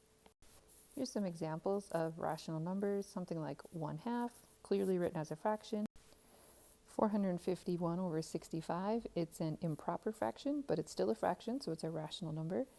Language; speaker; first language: English; native; English